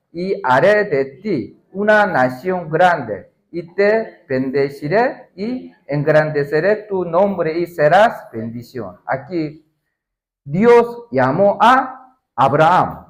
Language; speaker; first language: Spanish; non-native, learner; Korean